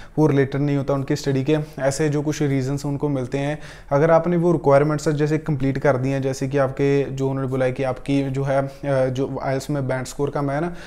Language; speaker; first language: Hindi; non-native, local second language; Punjabi